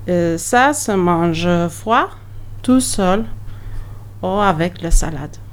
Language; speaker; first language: French; non-native, learner; Albanian